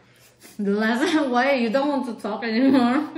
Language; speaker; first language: English; non-native, fluent; Indonesian